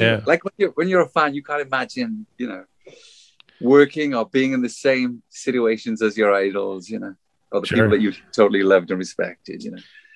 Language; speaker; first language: English; native; English